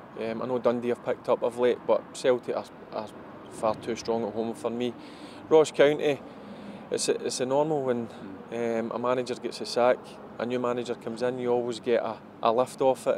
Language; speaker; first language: English; native; English